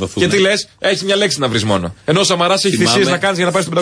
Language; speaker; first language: Greek; native; Greek